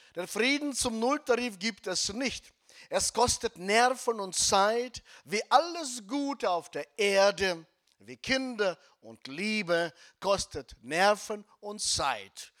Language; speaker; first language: German; non-native, fluent; Russian